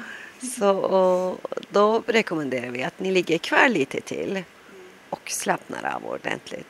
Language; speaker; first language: Swedish; non-native, local second language; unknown